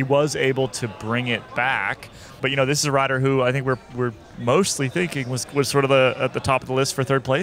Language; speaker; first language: English; native; English